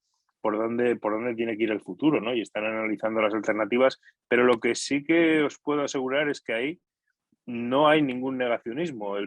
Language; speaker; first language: Spanish; native; Spanish